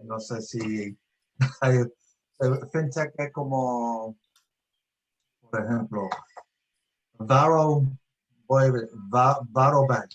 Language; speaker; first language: Spanish; early bilingual, heritage; Spanish